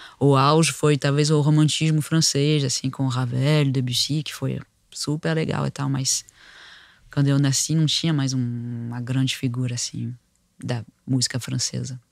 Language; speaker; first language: Portuguese; non-native, fluent; French